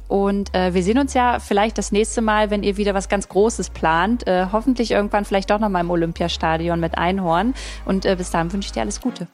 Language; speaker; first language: German; native; German